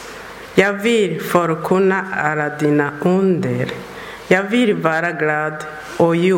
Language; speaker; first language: Swedish; non-native, learner; Persian